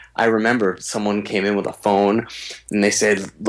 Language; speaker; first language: English; native; English